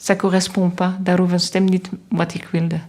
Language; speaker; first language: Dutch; non-native, learner; French